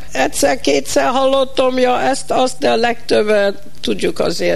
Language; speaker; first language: Hungarian; early bilingual, heritage; Hungarian